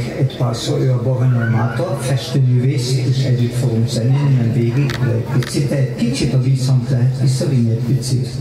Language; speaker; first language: Hungarian; non-native, fluent; German